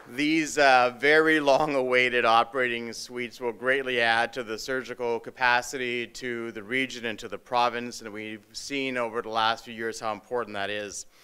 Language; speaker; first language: English; native; English